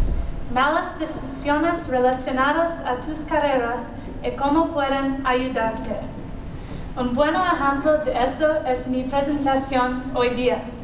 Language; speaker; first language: Spanish; non-native, learner; English